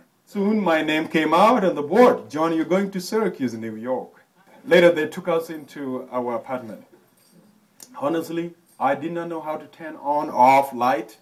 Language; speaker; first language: English; non-native, fluent; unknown